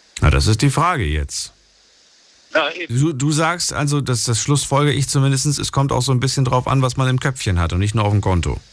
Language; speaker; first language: German; native; German